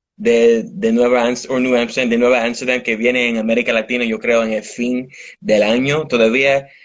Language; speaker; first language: Spanish; early bilingual, heritage; Spanish